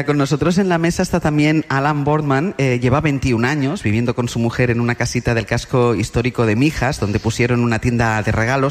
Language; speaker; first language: Spanish; native; Spanish